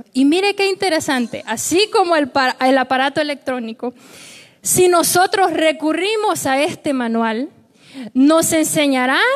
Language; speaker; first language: Spanish; native; Spanish